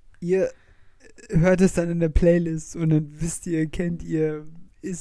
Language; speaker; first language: German; native; German